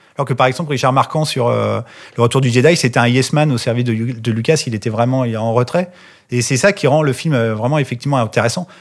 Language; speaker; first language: French; native; French